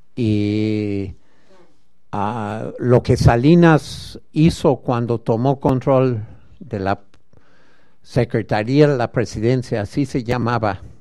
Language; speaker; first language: Spanish; non-native, fluent; English